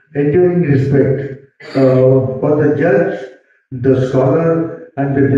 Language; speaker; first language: English; non-native, local second language; Marathi